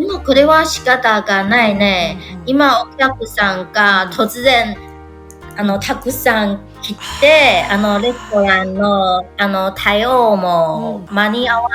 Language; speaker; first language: Japanese; non-native, learner; Chinese